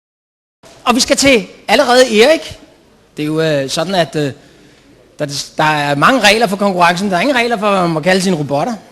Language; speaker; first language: Danish; native; Danish